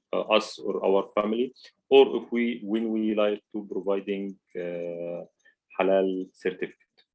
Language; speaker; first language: English; non-native, learner; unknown